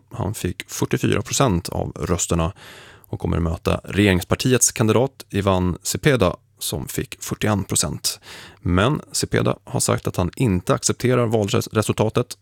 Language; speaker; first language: Swedish; native; Swedish